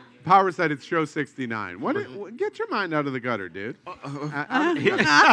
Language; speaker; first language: English; native; English